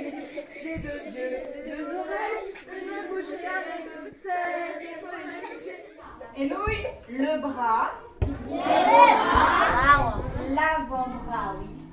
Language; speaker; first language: French; non-native, learner; Malagasy